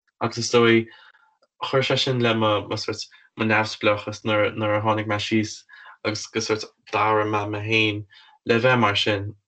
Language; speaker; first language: Irish; native; Irish